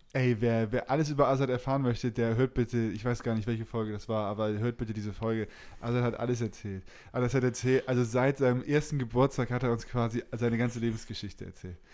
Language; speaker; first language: German; native; German